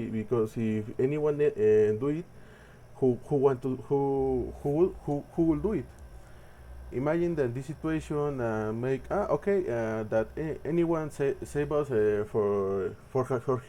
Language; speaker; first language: English; non-native, learner; Spanish